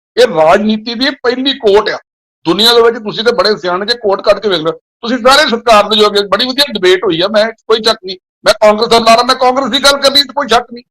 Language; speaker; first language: Punjabi; native; Punjabi